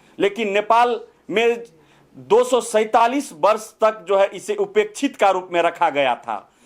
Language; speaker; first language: Hindi; non-native, fluent; Bangla